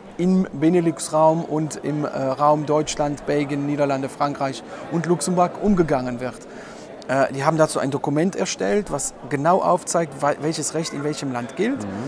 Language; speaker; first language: German; native; German